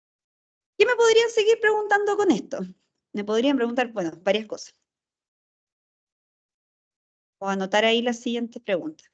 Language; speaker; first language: Spanish; native; Spanish